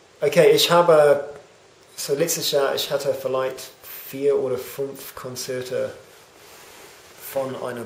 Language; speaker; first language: German; non-native, learner; English